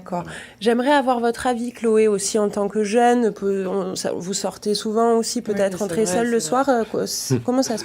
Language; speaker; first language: French; native; French